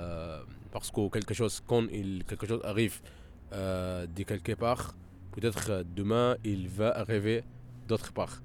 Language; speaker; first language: French; non-native, fluent; Arabic